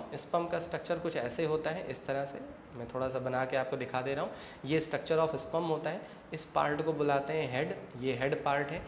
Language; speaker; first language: Hindi; native; Hindi